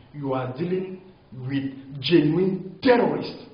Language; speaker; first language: English; non-native, local second language; French